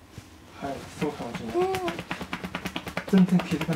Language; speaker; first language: Japanese; non-native, fluent; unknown